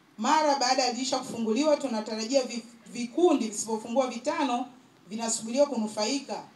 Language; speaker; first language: Swahili; native; Swahili